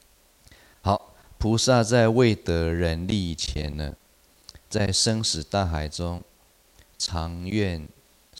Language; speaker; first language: Chinese; native; Chinese